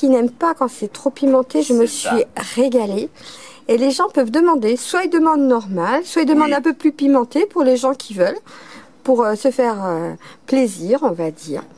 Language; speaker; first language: French; native; French